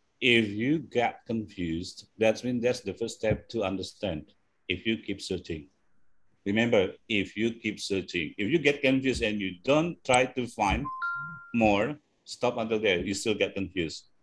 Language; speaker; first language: English; non-native, fluent; Indonesian